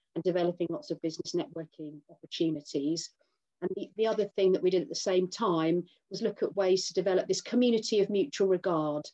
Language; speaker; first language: English; native; English